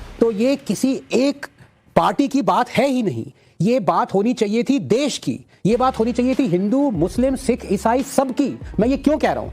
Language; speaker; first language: Hindi; non-native, local second language; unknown